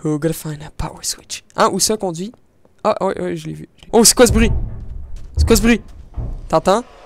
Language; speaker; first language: French; native; French